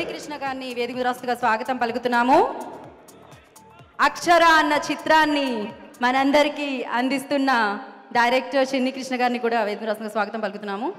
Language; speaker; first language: Telugu; native; Telugu